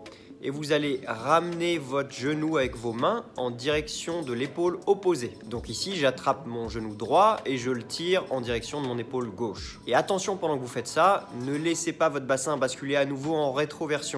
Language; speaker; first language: French; native; French